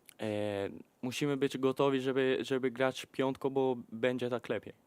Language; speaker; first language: Polish; early bilingual, heritage; Polish